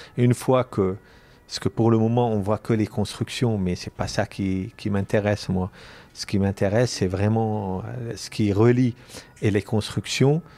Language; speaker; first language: French; non-native, local second language; Arabic